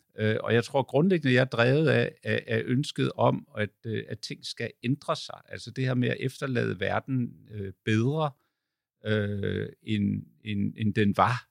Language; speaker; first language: Danish; native; Danish